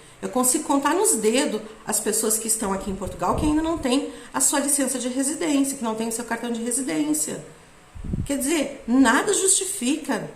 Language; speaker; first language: Portuguese; native; Portuguese